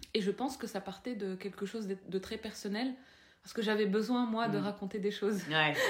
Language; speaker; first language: French; non-native, local second language; Arabic